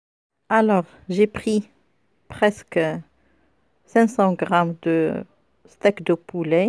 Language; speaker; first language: French; non-native, local second language; Arabic